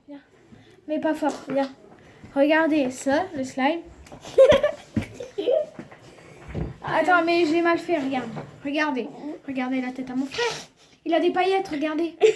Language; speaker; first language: French; native; French